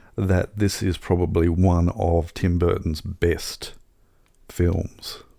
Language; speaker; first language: English; native; English